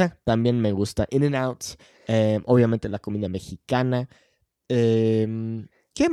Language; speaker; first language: Spanish; non-native, fluent; English